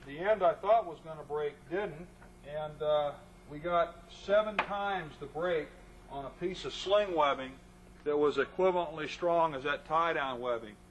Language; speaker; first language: English; native; English